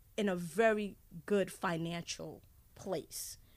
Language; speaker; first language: English; early bilingual, other home language; Haitian Creole